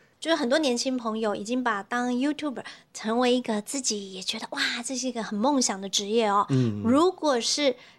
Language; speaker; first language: Chinese; native; Chinese